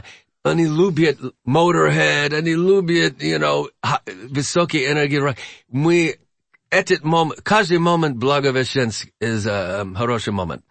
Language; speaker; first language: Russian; non-native, learner; English